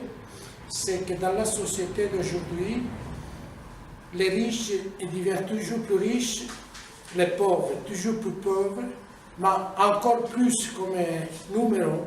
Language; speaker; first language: French; non-native, fluent; Italian